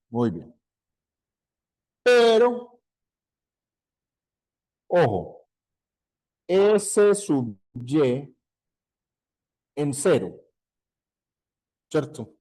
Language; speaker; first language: Spanish; native; Spanish